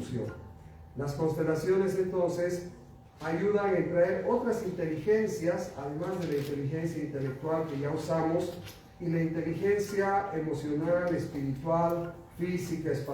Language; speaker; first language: Spanish; native; Spanish